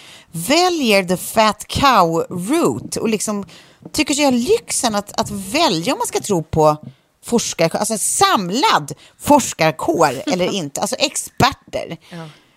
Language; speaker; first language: Swedish; native; Swedish